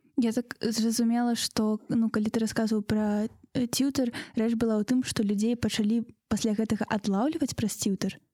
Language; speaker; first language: Belarusian; non-native, local second language; Russian